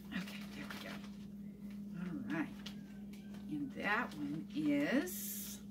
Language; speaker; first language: English; native; English